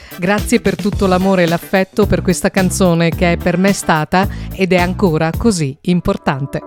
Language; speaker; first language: Italian; native; Italian